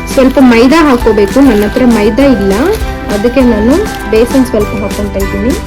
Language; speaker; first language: Kannada; non-native, local second language; Telugu